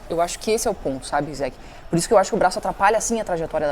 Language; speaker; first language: Portuguese; native; Portuguese